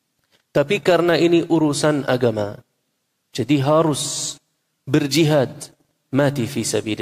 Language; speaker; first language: Indonesian; non-native, fluent; Arabic